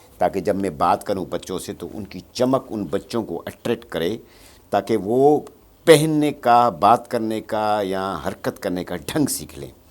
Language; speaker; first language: Urdu; non-native, local second language; Sindhi